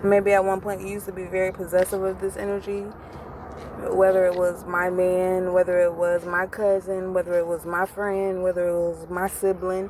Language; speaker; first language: English; native; English